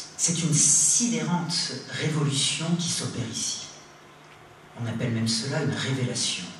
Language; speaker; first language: French; native; French